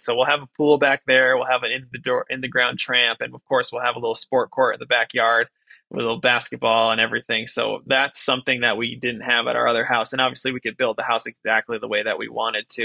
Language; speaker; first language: English; native; English